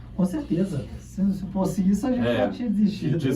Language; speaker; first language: Portuguese; native; Portuguese